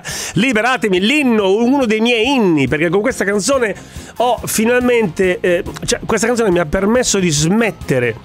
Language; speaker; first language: Italian; native; Italian